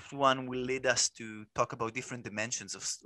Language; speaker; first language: English; non-native, fluent; Hebrew